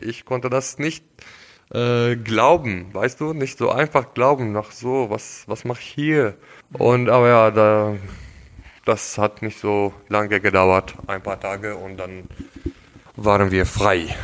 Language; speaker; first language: German; non-native, local second language; Arabic